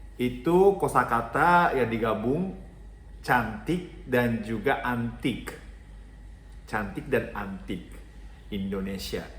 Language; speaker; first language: Indonesian; non-native, fluent; Japanese